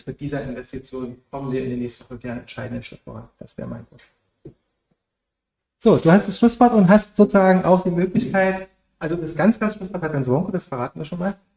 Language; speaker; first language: German; native; German